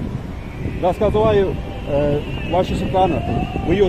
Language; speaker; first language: Russian; non-native, learner; Turkish